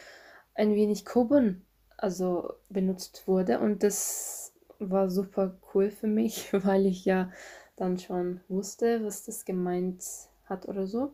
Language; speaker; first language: German; non-native, fluent; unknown